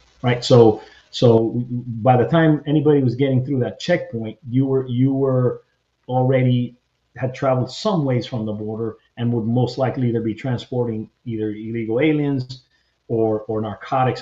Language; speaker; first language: English; early bilingual, other home language; Spanish